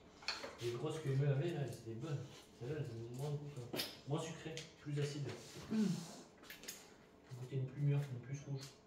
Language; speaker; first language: French; native; French